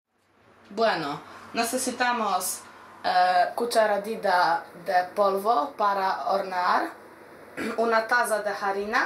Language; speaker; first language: Spanish; non-native, learner; Polish